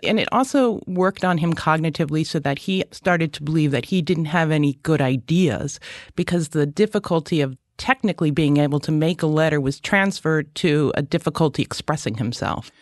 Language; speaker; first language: English; native; English